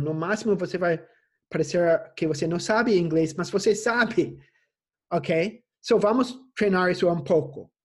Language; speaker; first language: Portuguese; non-native, fluent; English